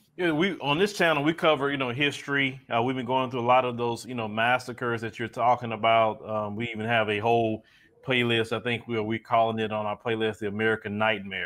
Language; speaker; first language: English; native; English